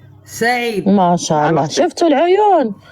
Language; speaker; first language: Arabic; native; Arabic